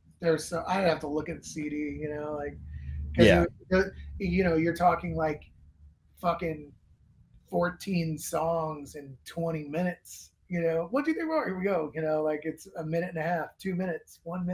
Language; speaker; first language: English; native; English